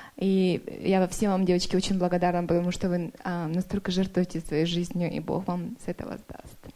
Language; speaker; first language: Russian; early bilingual, other home language; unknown